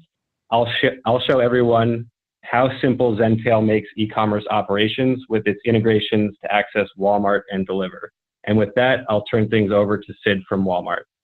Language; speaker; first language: English; native; English